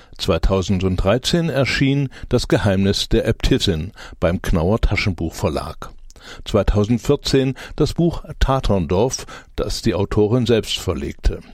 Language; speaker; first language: German; native; German